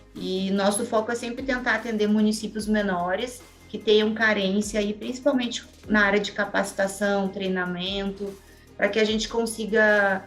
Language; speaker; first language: Portuguese; native; Portuguese